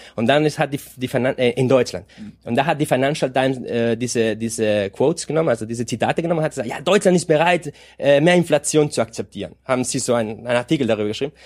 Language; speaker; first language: German; non-native, fluent; Spanish